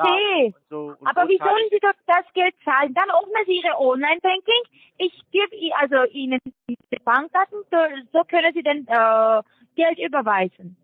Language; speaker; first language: German; non-native, learner; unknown